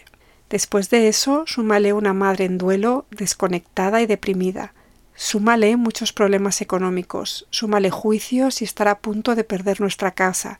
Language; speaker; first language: Spanish; native; Spanish